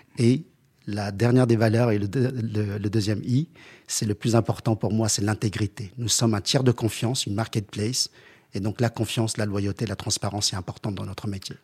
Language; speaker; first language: French; early bilingual, other home language; Chinese